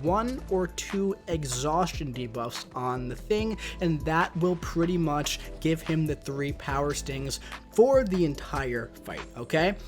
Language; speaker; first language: English; native; English